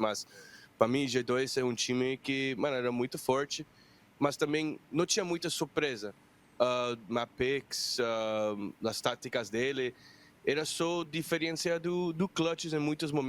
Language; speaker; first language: Portuguese; non-native, fluent; Spanish